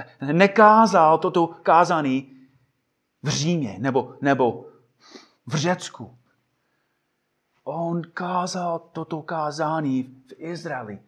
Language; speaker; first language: Czech; non-native, fluent; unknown